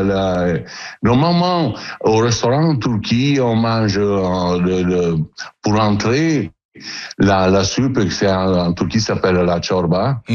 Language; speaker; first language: French; non-native, fluent; Italian